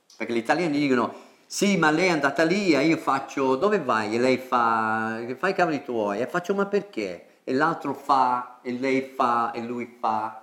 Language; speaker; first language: Italian; non-native, fluent; English